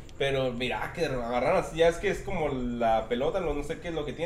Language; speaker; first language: Spanish; native; Spanish